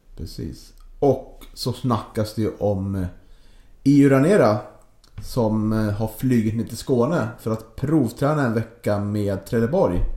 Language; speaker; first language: Swedish; native; Swedish